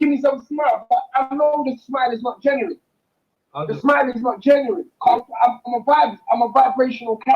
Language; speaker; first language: English; native; English